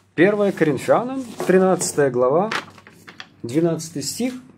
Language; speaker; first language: Russian; native; Russian